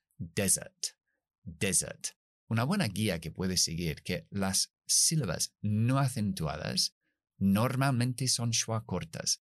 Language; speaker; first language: Spanish; non-native, fluent; English